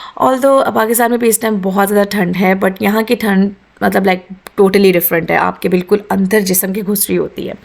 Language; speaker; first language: Urdu; native; Urdu